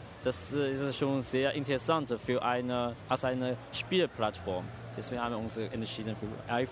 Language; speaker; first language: German; non-native, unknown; Chinese